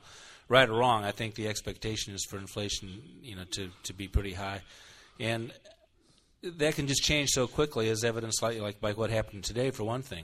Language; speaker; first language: English; native; English